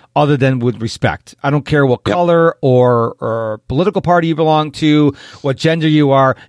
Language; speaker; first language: English; native; English